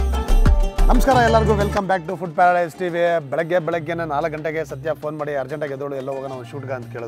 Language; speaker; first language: Kannada; native; Kannada